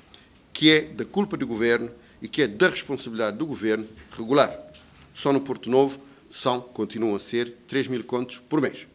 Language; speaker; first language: Portuguese; native; Portuguese